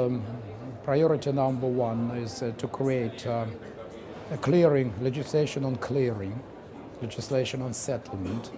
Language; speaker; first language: English; non-native, fluent; Russian